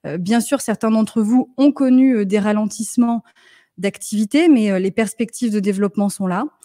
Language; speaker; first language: French; native; French